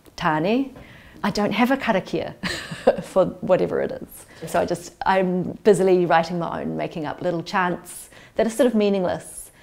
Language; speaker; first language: English; native; English